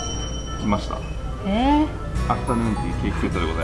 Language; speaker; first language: Japanese; native; Japanese